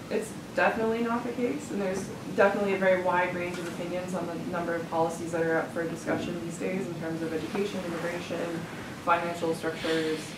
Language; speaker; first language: English; native; English